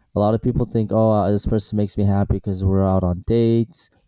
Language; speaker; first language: English; early bilingual, other home language; Assyrian Neo-Aramaic